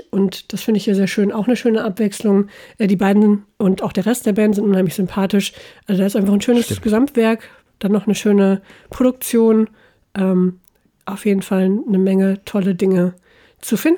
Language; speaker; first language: German; native; German